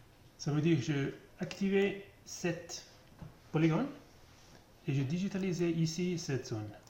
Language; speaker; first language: French; non-native, learner; German